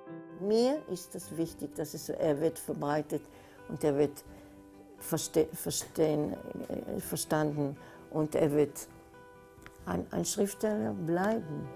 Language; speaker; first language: German; early bilingual, heritage; German